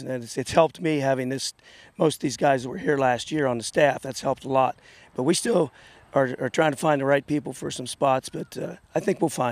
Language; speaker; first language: English; native; English